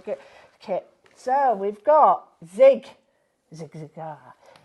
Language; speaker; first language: English; native; English